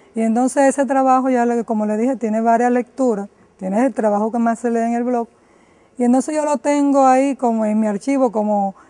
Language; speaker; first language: Spanish; native; Spanish